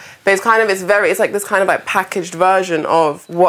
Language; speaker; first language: English; native; English